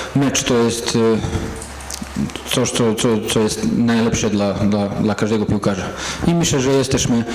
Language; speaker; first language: Polish; non-native, fluent; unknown